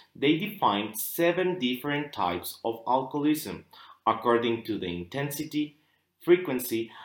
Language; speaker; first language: English; non-native, fluent; Spanish